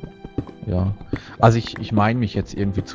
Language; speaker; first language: German; native; German